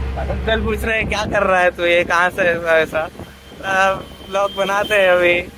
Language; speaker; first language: Hindi; native; Hindi